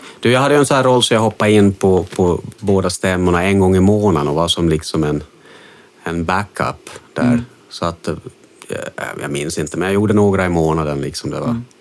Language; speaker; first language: Swedish; native; Swedish